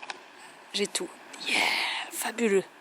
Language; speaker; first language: French; native; French